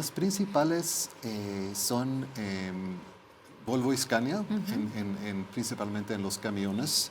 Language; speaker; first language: Spanish; non-native, fluent; Swedish